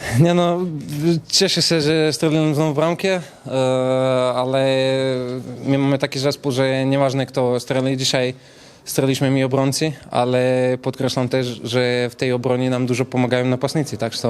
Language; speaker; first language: Polish; non-native, fluent; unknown